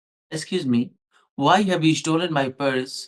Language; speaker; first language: English; non-native, local second language; Hindi